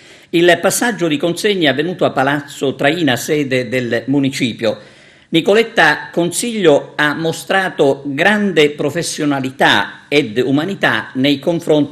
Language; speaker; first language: Italian; native; Italian